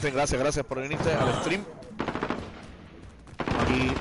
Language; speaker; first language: Spanish; early bilingual, heritage; Spanish